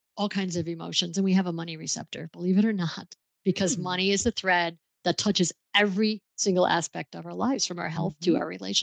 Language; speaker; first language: English; native; English